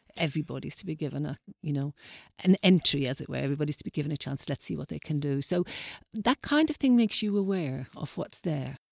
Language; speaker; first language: English; native; English